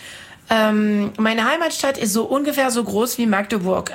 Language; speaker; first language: German; non-native, fluent; French